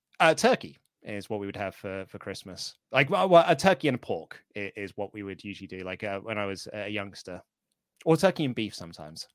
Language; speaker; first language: English; native; English